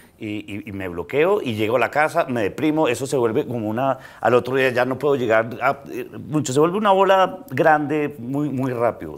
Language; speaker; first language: Spanish; native; Spanish